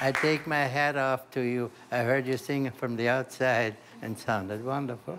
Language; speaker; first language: English; non-native, fluent; German